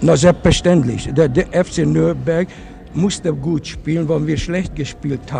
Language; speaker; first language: German; non-native, fluent; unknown